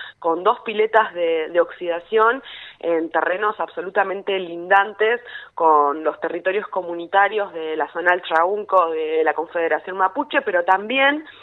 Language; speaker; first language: Spanish; native; Spanish